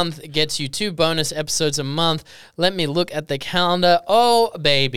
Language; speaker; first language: English; native; English